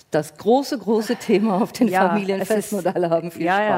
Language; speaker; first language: German; non-native, fluent; English